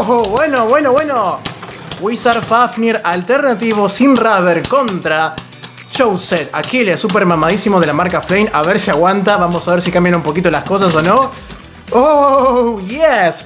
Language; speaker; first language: Spanish; native; Spanish